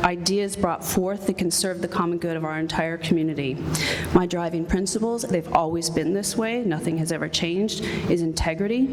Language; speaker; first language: English; native; English